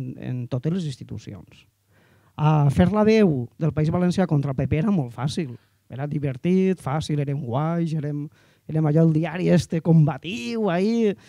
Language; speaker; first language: Catalan; native; Catalan